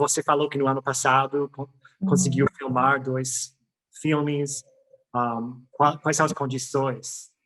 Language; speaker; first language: Portuguese; non-native, fluent; English